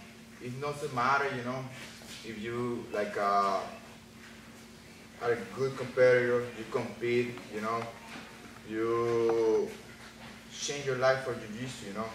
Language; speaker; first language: English; non-native, learner; Spanish